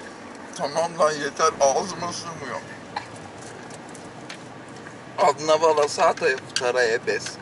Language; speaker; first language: Russian; non-native, learner; Turkish